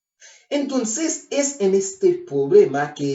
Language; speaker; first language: Spanish; non-native, learner; Haitian Creole